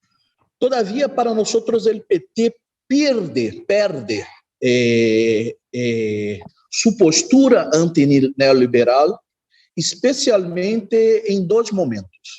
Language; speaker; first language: Spanish; non-native, learner; Portuguese